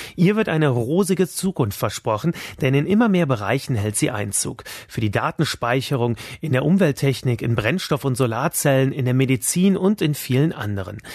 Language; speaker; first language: German; native; German